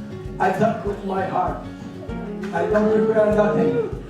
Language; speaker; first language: English; non-native, learner; French